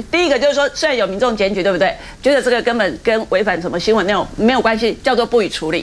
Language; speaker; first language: Chinese; native; Chinese